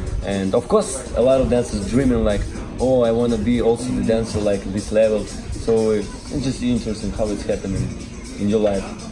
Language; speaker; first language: English; non-native, learner; Russian